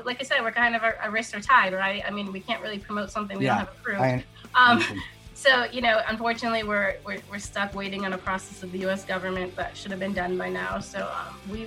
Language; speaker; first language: English; native; English